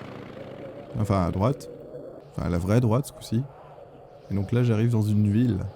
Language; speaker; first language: French; native; French